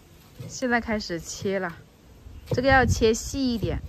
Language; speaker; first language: Chinese; native; Chinese